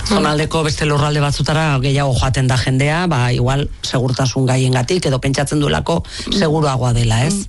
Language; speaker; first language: Basque; native; Basque